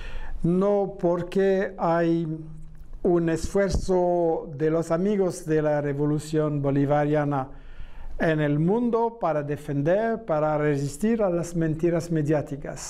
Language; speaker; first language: Spanish; non-native, fluent; French